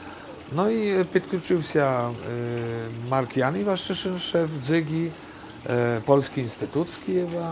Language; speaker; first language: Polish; non-native, learner; Ukrainian